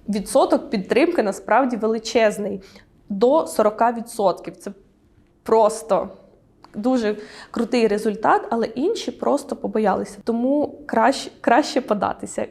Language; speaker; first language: Ukrainian; native; Ukrainian